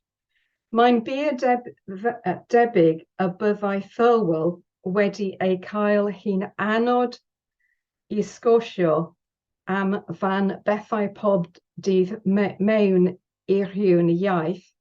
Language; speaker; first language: Welsh; non-native, learner; English